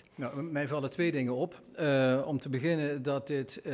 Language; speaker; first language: Dutch; native; Dutch